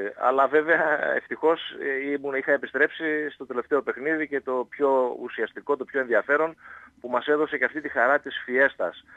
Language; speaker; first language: Greek; native; Greek